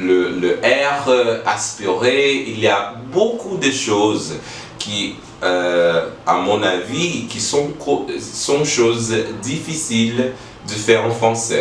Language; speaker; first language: French; non-native, learner; English